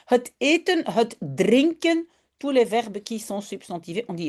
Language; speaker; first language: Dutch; non-native, fluent; French